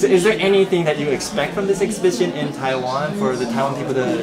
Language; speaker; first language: English; early bilingual, other home language; Chinese